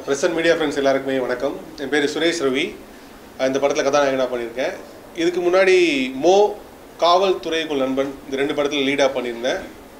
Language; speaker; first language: Tamil; native; Tamil